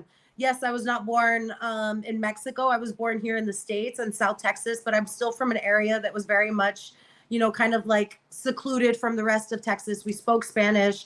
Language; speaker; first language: English; native; English